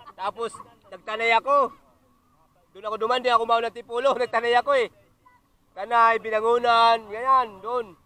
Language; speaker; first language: Filipino; native; Filipino